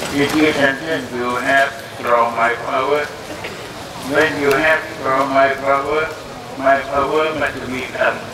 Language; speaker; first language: English; non-native, learner; Thai